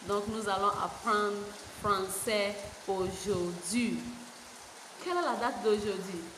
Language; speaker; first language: French; non-native, fluent; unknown